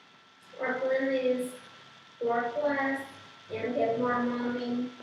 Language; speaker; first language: English; non-native, learner; Portuguese